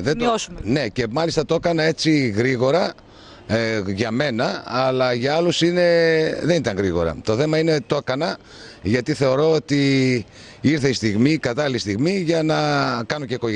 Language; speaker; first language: Greek; native; Greek